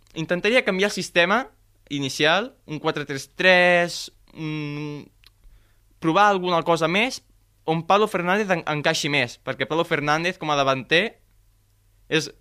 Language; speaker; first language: Catalan; native; Catalan